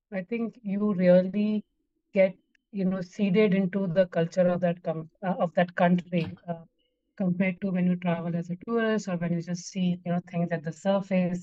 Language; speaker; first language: English; non-native, local second language; Gujarati